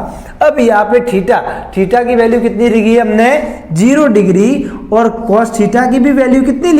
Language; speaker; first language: Hindi; native; Hindi